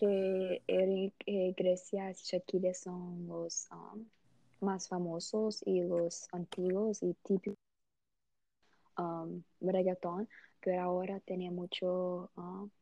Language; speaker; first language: Spanish; early bilingual, heritage; Portuguese